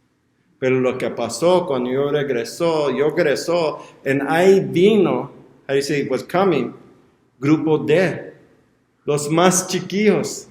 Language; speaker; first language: Spanish; non-native, learner; English